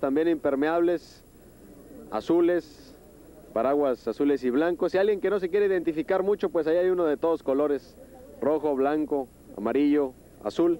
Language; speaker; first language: Spanish; native; Spanish